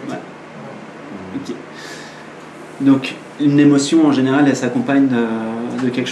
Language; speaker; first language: French; native; French